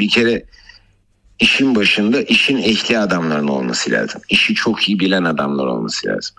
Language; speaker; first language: Turkish; native; Turkish